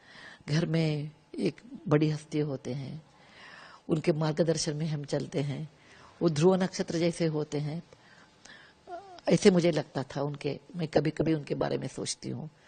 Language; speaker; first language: Hindi; non-native, local second language; Kannada